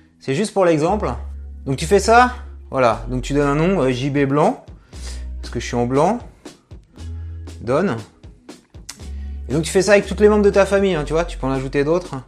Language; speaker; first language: French; native; French